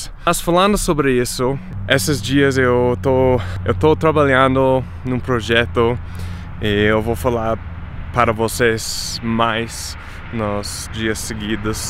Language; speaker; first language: Portuguese; non-native, fluent; English